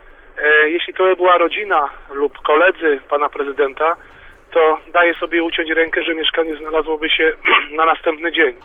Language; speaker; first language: Polish; native; Polish